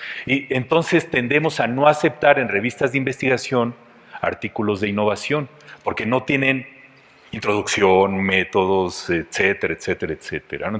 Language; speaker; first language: Spanish; native; Spanish